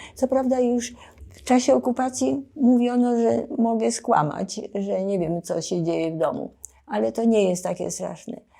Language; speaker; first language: Polish; native; Polish